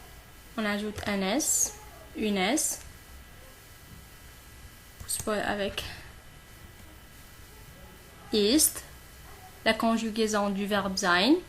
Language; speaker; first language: French; non-native, local second language; Arabic